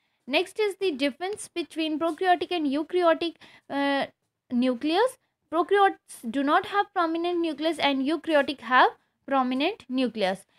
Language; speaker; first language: English; non-native, local second language; Hindi